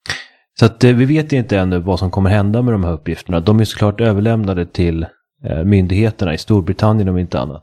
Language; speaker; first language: Swedish; native; Swedish